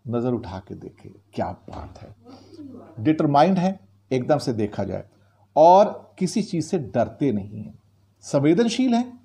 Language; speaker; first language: Hindi; native; Hindi